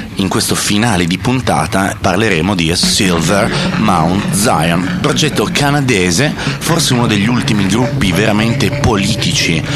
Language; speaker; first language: Italian; native; Italian